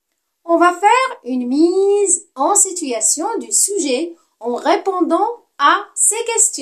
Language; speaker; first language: French; non-native, local second language; Arabic